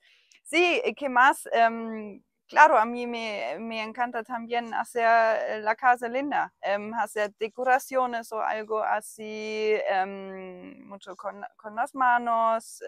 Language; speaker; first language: Spanish; non-native, fluent; German